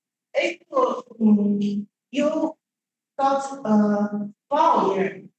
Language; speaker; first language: English; non-native, learner; Chinese